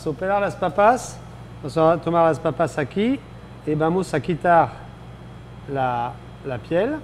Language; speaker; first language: Spanish; non-native, fluent; French